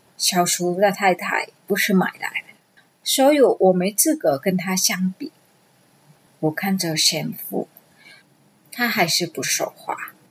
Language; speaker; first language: Chinese; non-native, fluent; Vietnamese